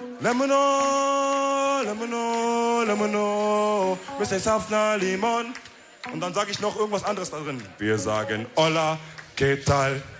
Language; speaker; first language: German; early bilingual, other home language; Wolof